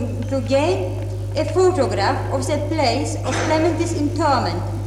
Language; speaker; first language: English; non-native, fluent; Czech